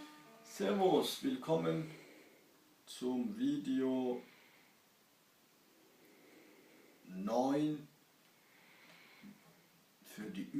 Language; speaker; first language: German; early bilingual, other home language; Kurdish